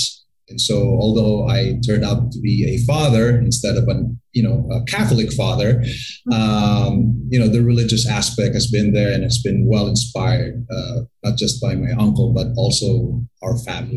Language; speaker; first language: English; non-native, local second language; Hiligaynon